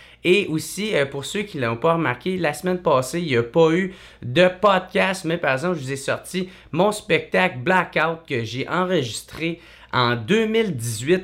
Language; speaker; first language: French; native; French